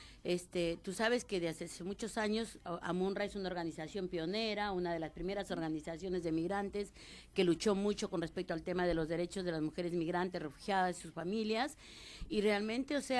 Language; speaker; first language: Spanish; native; Spanish